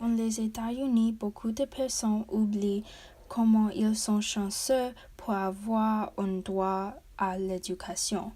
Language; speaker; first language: French; non-native, learner; English